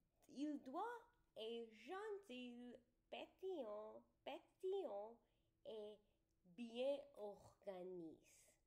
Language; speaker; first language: French; non-native, learner; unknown